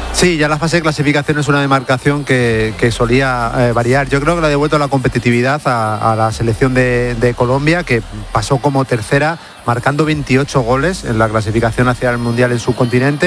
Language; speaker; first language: Spanish; native; Spanish